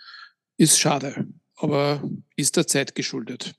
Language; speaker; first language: German; native; German